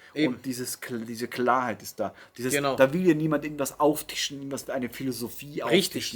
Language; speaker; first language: German; native; German